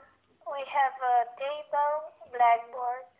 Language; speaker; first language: English; non-native, learner; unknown